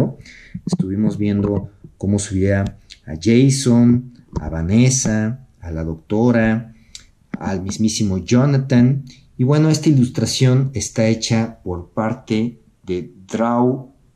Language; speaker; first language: Spanish; native; Spanish